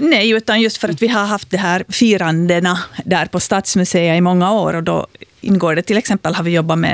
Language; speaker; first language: Swedish; native; Swedish